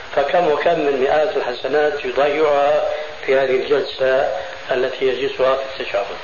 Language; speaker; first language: Arabic; early bilingual, other home language; Albanian